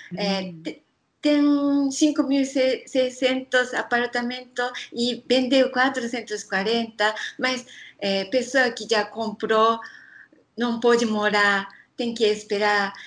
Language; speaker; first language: Portuguese; non-native, learner; Japanese